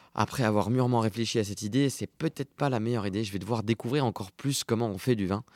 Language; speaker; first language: French; native; French